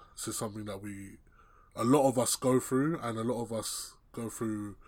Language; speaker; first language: English; native; English